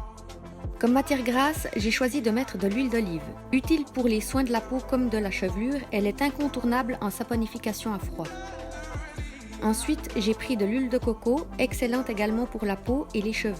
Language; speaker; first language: French; native; French